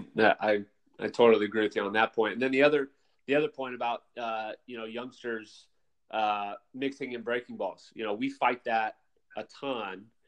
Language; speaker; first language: English; native; English